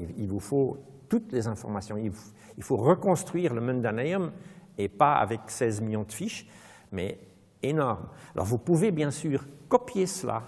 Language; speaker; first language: French; non-native, local second language; Dutch